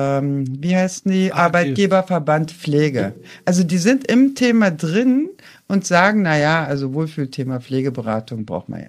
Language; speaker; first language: German; native; German